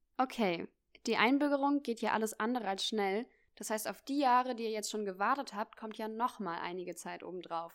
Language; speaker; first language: German; native; German